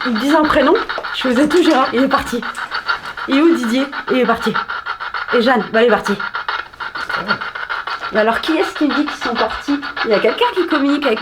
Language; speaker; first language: French; native; French